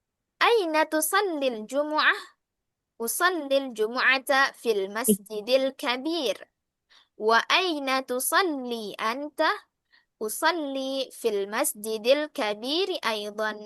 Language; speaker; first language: Arabic; non-native, fluent; Indonesian